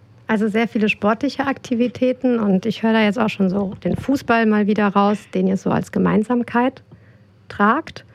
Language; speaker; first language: German; native; German